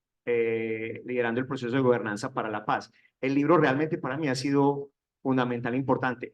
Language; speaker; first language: Spanish; native; Spanish